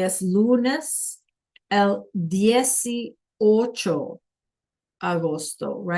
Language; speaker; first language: Spanish; non-native, fluent; English